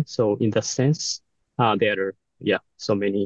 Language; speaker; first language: English; non-native, fluent; Japanese